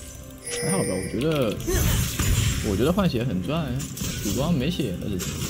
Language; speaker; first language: Chinese; native; Chinese